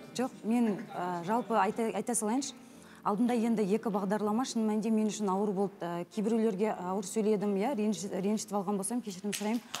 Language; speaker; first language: Kazakh; native; Kazakh